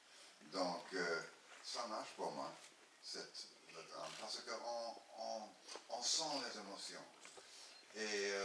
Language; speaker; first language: French; non-native, learner; English